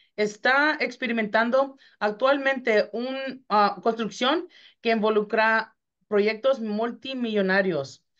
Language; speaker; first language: Spanish; early bilingual, heritage; Spanish